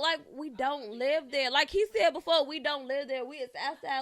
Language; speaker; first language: English; native; English